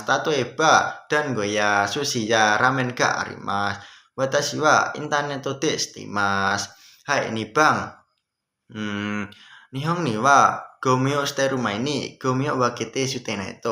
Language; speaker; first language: Japanese; non-native, learner; Indonesian